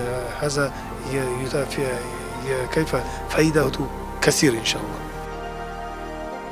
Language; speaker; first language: Arabic; non-native, learner; Kazakh